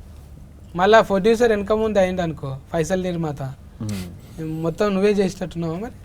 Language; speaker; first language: Telugu; native; Telugu